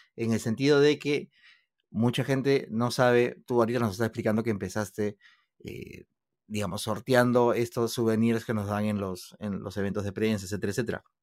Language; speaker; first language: Spanish; native; Spanish